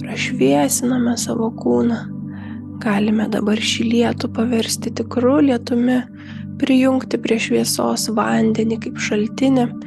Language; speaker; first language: Lithuanian; native; Lithuanian